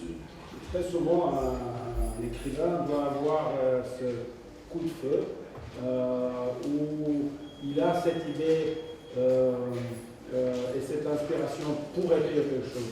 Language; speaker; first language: French; non-native, fluent; Serbian